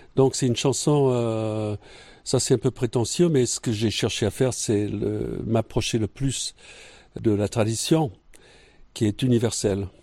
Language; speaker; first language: French; non-native, fluent; English